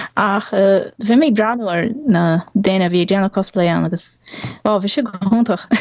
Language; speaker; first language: Irish; non-native, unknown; Portuguese